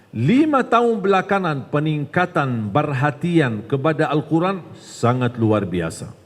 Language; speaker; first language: Indonesian; non-native, fluent; Arabic